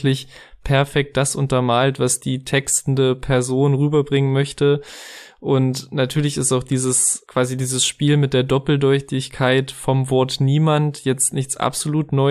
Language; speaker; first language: German; native; German